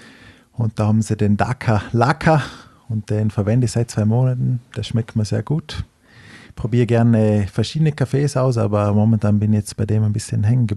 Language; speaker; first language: German; native; German